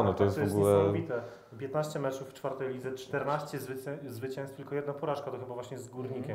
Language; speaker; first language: Polish; native; Polish